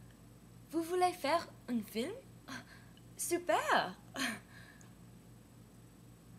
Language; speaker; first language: French; non-native, learner; English